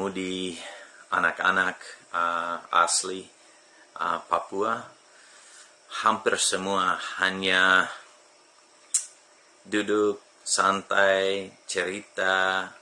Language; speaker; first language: Indonesian; non-native, fluent; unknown